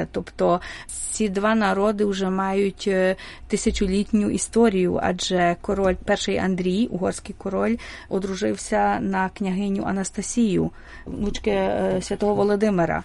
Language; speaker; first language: Ukrainian; early bilingual, heritage; Ukrainian